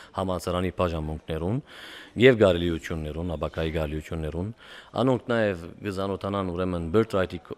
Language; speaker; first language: Armenian; early bilingual, heritage; Armenian